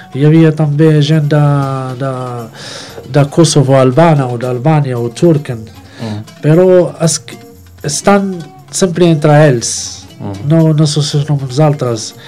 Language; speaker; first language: Catalan; non-native, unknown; Arabic